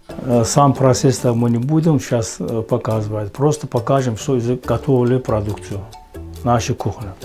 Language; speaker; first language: Russian; non-native, fluent; Azerbaijani